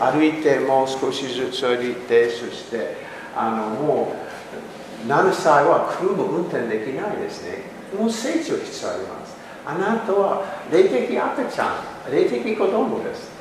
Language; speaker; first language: Japanese; non-native, learner; English